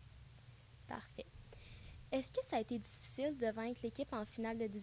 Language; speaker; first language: French; native; French